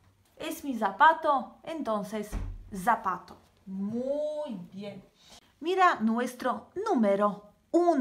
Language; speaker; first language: Spanish; non-native, fluent; Polish